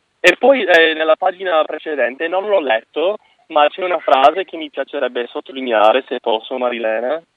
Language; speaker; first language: Italian; non-native, fluent; English